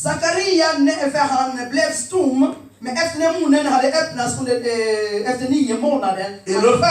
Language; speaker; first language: Swedish; non-native, fluent; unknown